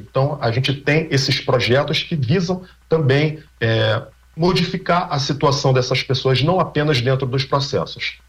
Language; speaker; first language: Portuguese; native; Portuguese